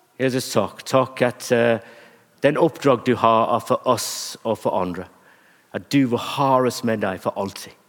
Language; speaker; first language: Norwegian; non-native, fluent; English